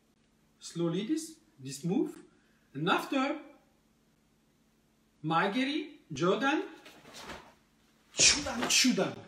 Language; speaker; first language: English; non-native, learner; French